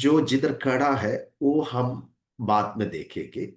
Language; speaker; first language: Hindi; non-native, local second language; Malayalam